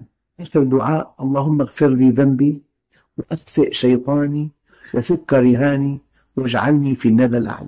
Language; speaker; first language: Arabic; native; Arabic